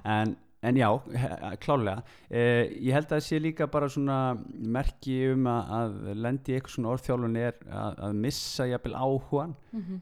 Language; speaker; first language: Icelandic; native; Icelandic